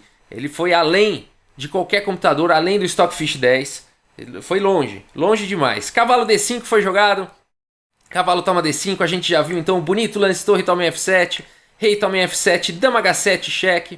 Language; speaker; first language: Portuguese; native; Portuguese